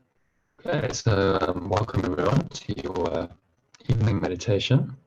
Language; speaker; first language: English; native; English